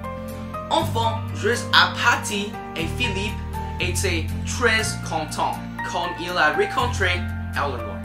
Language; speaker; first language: French; non-native, learner; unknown